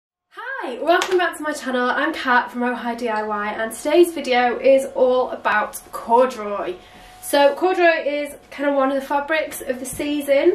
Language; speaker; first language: English; native; English